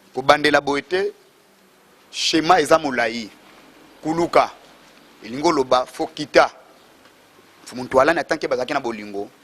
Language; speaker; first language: Lingala; non-native, local second language; Kongo